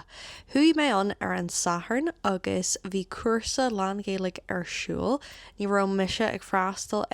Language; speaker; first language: Irish; native; Irish